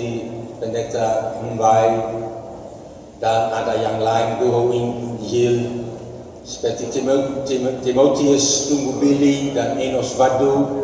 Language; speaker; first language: Indonesian; non-native, fluent; Dutch